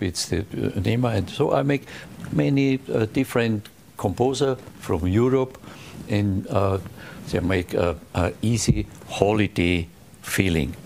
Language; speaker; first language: English; non-native, learner; German